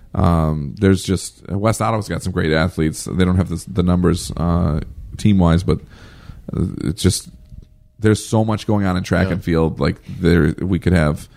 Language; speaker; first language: English; native; English